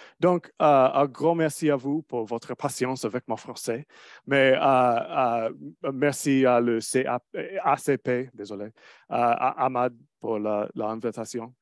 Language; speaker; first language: French; non-native, learner; English